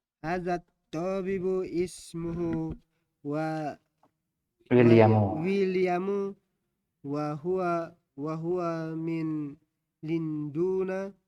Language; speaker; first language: Arabic; non-native, learner; Indonesian